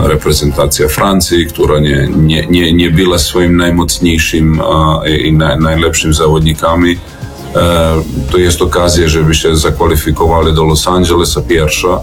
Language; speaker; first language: Polish; non-native, fluent; Serbian